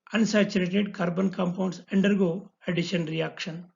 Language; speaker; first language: English; non-native, local second language; Kannada